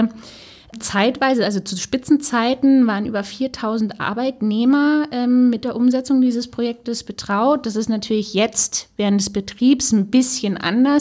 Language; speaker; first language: German; native; German